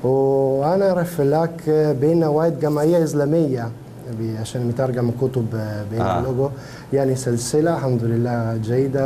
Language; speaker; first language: Arabic; non-native, learner; Italian